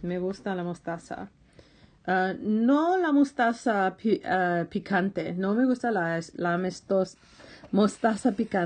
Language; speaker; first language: Spanish; non-native, fluent; English